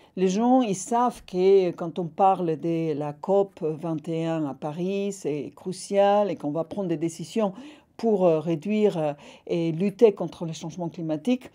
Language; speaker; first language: French; non-native, fluent; Spanish